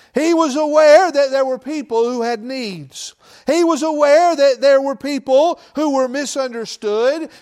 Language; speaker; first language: English; native; English